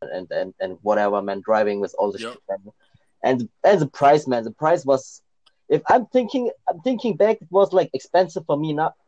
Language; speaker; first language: English; early bilingual, other home language; Thai